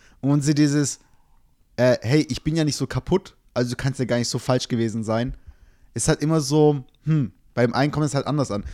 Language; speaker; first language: German; early bilingual, other home language; Turkish